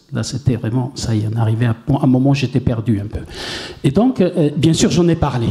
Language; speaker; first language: French; non-native, local second language; Arabic